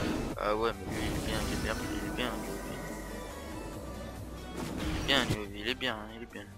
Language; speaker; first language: French; native; French